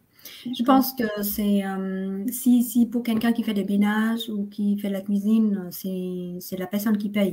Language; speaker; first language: French; non-native, fluent; Vietnamese